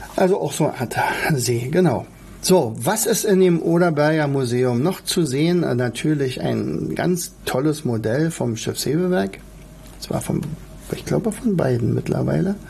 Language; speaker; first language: German; native; German